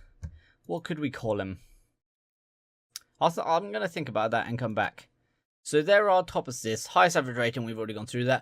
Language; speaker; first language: English; native; English